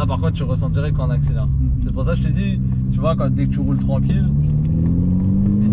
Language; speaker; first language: French; native; French